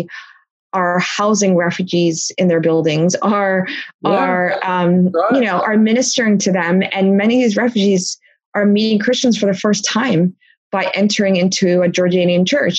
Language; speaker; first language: English; native; English